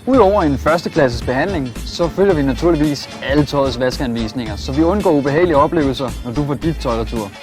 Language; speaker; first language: Danish; native; Danish